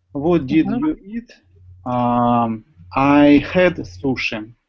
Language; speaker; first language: English; non-native, learner; Russian